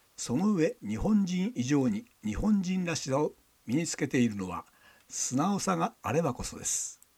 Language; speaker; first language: Japanese; native; Japanese